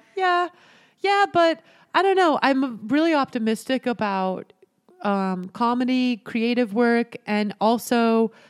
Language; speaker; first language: English; native; English